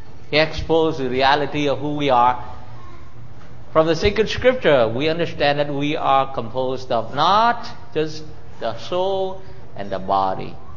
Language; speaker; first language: English; non-native, fluent; Vietnamese